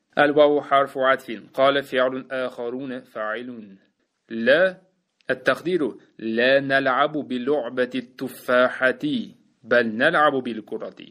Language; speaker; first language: Arabic; non-native, fluent; Uzbek